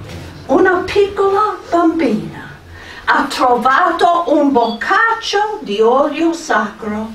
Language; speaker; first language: Italian; non-native, fluent; English